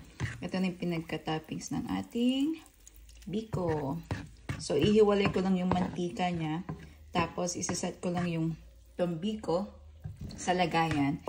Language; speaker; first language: Filipino; native; Filipino